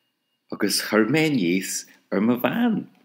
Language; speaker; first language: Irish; non-native, local second language; English